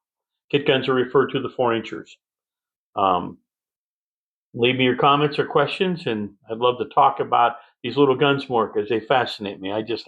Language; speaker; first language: English; native; English